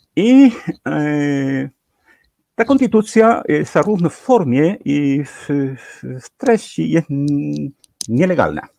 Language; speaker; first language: Polish; non-native, fluent; Spanish